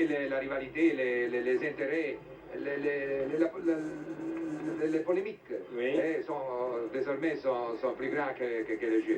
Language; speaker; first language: French; non-native, learner; Italian